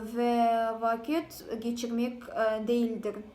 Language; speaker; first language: Turkish; non-native, learner; Kazakh